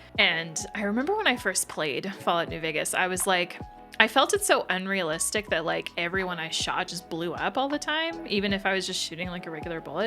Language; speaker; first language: English; native; English